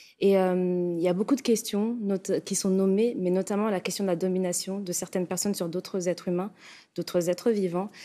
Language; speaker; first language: French; native; French